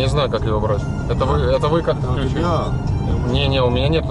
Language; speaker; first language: Russian; native; Russian